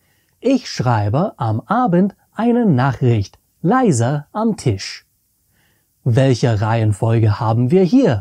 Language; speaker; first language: German; non-native, fluent; English